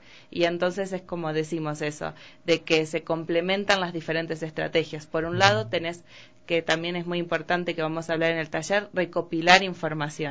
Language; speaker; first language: Spanish; native; Spanish